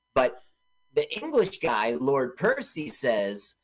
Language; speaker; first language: English; native; English